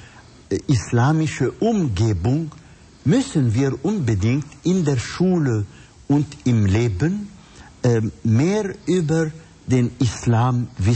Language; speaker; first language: German; non-native, fluent; Arabic